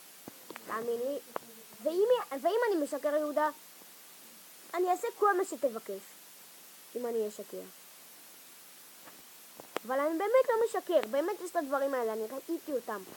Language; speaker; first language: Hebrew; native; Hebrew